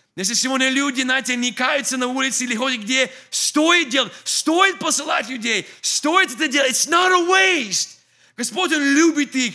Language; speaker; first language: Russian; early bilingual, heritage; English